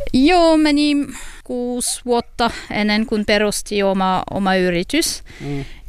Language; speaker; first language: Finnish; non-native, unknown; French